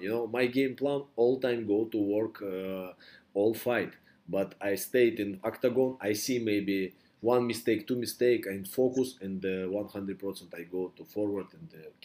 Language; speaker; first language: English; non-native, learner; Russian